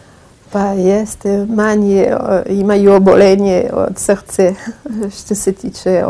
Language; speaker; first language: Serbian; non-native, fluent; French